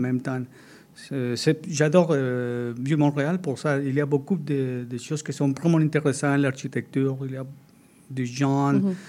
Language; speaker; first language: French; non-native, fluent; Spanish